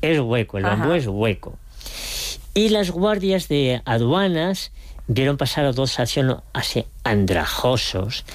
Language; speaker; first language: Spanish; native; Spanish